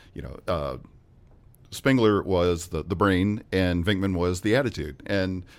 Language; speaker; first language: English; native; English